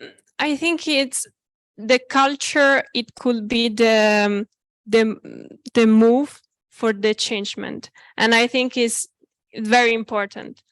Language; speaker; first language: English; non-native, fluent; Italian